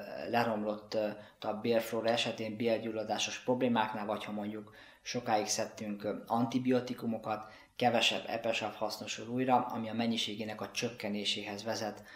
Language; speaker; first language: Hungarian; native; Hungarian